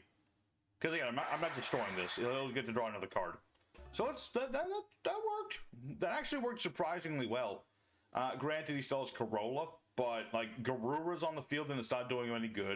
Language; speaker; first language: English; native; English